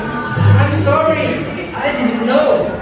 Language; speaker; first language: English; non-native, local second language; Javanese